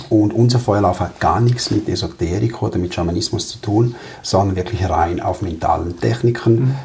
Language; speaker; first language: German; early bilingual, other home language; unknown